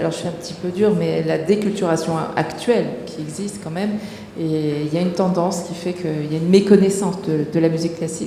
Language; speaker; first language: French; native; French